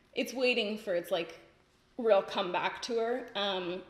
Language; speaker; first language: English; native; English